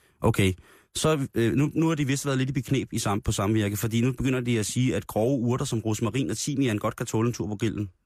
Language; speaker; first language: Danish; native; Danish